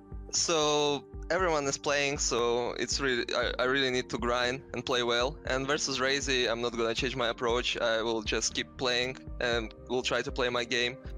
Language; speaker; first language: English; non-native, fluent; Russian